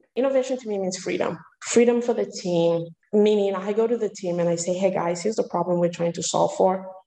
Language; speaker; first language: English; early bilingual, other home language; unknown